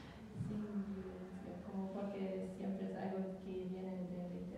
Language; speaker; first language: Spanish; non-native, learner; German